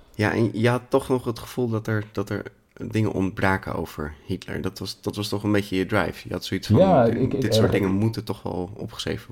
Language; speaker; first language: Dutch; native; Dutch